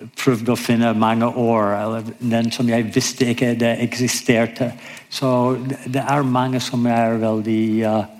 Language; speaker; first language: Norwegian; non-native, fluent; English